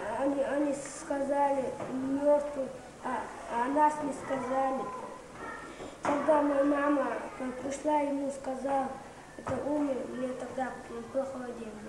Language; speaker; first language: Russian; non-native, local second language; Chechen